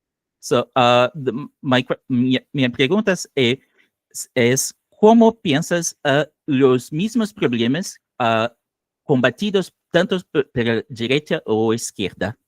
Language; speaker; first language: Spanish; non-native, learner; Portuguese